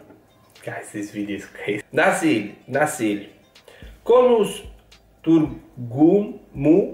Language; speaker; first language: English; non-native, fluent; Italian